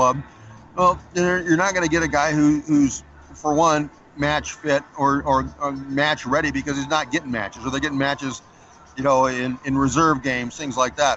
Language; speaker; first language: English; native; English